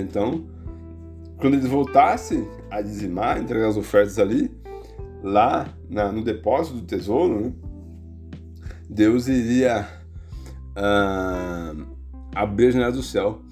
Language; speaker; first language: Portuguese; native; Portuguese